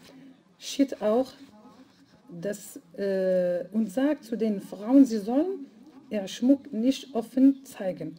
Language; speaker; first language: German; non-native, fluent; Arabic